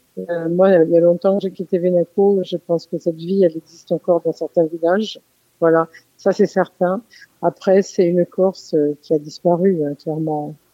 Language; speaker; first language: French; native; French